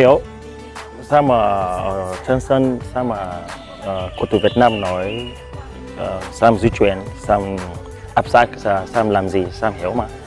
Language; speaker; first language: Vietnamese; non-native, learner; Portuguese